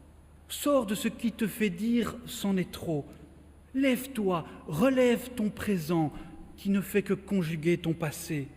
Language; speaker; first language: French; native; French